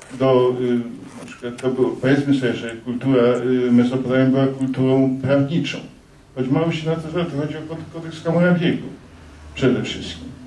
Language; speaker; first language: Polish; native; Polish